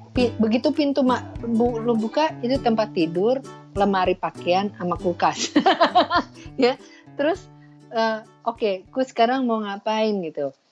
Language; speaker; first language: Indonesian; early bilingual, other home language; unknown